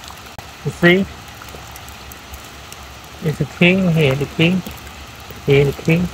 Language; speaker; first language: English; non-native, learner; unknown